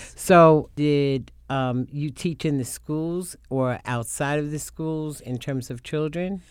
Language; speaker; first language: English; native; English